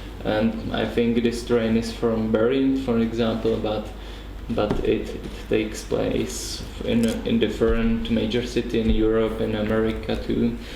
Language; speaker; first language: English; non-native, learner; Czech